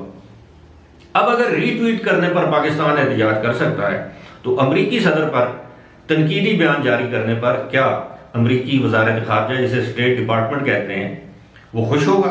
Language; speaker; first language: Urdu; native; Urdu